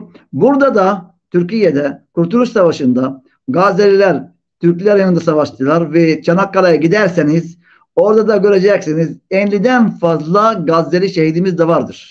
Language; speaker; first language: Turkish; non-native, fluent; Arabic